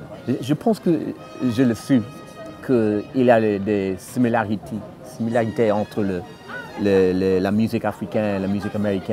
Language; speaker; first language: French; non-native, fluent; English